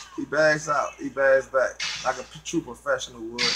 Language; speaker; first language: English; native; English